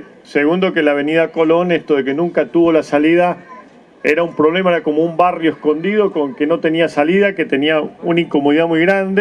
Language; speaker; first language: Spanish; native; Spanish